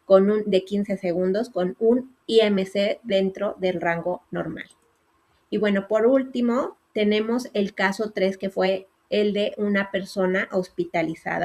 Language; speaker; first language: Spanish; native; Spanish